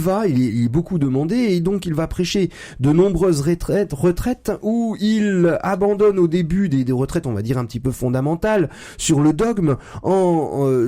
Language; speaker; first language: French; native; French